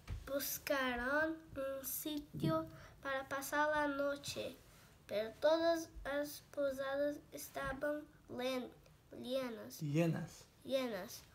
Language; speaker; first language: Spanish; non-native, learner; Portuguese